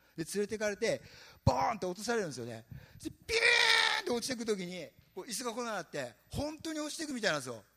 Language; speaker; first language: Japanese; native; Japanese